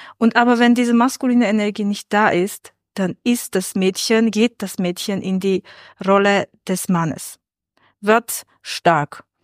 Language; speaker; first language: German; non-native, fluent; Armenian